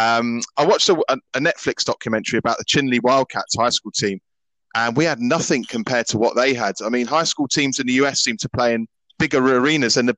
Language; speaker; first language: English; native; English